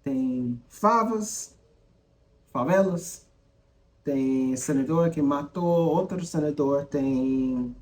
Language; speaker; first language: Portuguese; non-native, learner; English